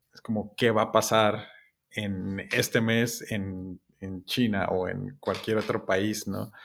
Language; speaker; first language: Spanish; native; Spanish